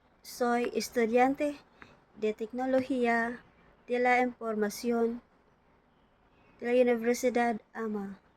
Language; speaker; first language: Spanish; non-native, learner; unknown